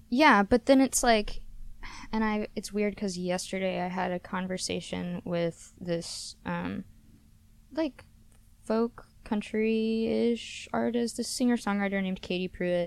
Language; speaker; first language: English; native; English